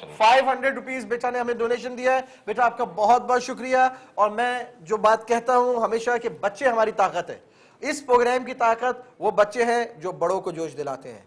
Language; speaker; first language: Urdu; native; Urdu